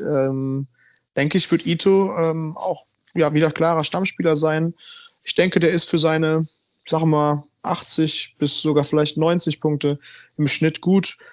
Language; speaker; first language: German; native; German